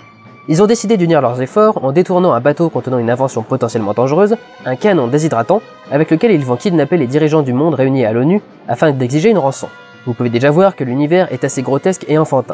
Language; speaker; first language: French; native; French